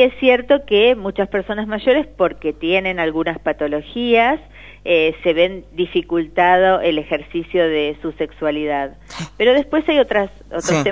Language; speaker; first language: Spanish; native; Spanish